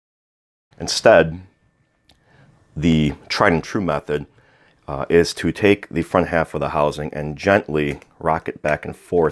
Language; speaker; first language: English; native; English